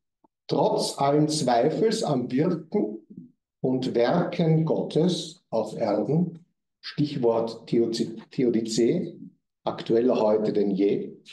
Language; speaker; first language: German; native; German